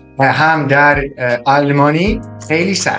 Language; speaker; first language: Persian; non-native, learner; Dutch